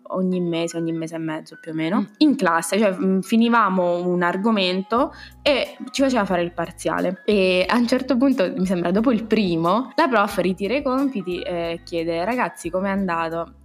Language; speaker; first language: Italian; native; Italian